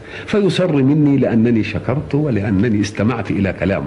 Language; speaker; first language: Arabic; native; Arabic